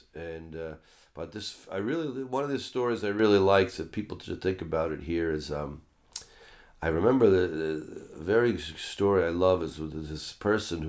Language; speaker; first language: English; native; English